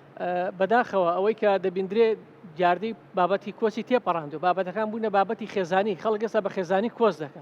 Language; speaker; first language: Central Kurdish; native; Central Kurdish